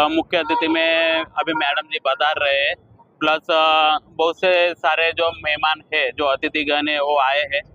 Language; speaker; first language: Hindi; non-native, local second language; Marathi